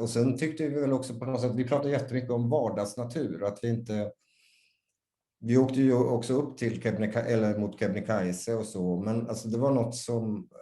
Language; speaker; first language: Swedish; native; Swedish